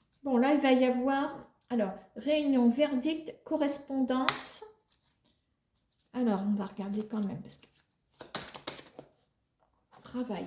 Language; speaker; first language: French; native; French